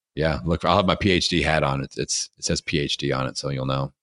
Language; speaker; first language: English; native; English